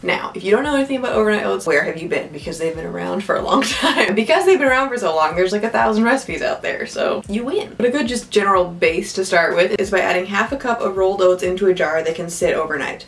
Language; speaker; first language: English; native; English